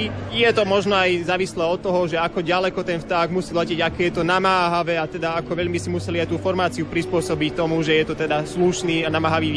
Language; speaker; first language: Slovak; native; Slovak